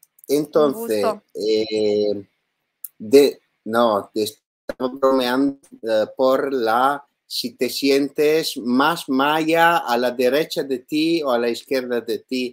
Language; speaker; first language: Spanish; non-native, learner; Italian